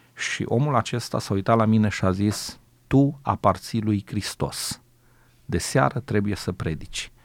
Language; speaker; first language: Romanian; native; Romanian